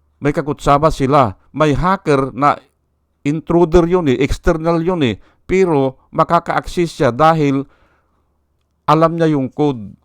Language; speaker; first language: Filipino; native; Filipino